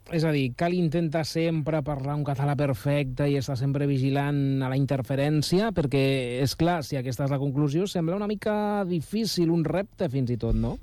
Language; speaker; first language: Catalan; native; Catalan